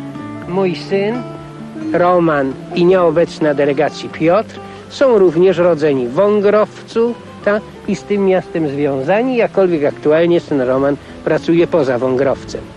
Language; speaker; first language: Polish; native; Polish